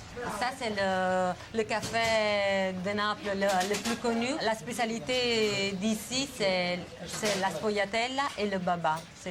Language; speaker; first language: French; non-native, fluent; Italian